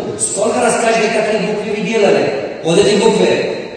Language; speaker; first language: Russian; non-native, local second language; Tajik